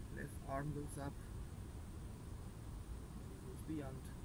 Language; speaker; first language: English; non-native, fluent; Romanian